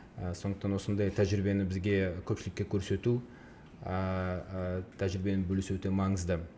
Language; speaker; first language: Kazakh; native; Kazakh